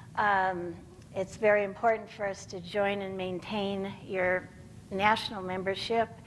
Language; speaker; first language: English; native; English